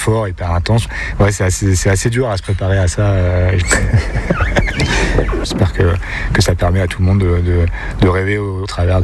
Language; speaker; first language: French; native; French